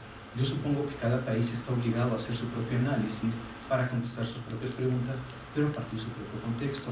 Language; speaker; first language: Spanish; native; Spanish